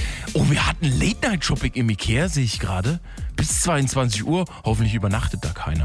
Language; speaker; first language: German; native; German